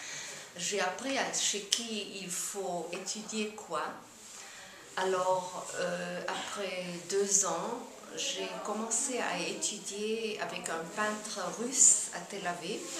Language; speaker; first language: French; non-native, fluent; German